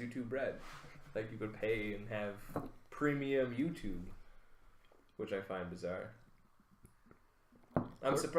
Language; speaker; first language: English; native; English